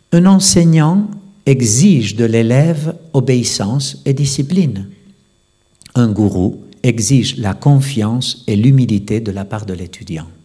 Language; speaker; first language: French; non-native, fluent; Spanish